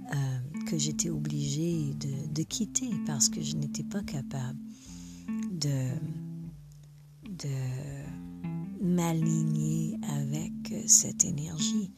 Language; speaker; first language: French; non-native, fluent; English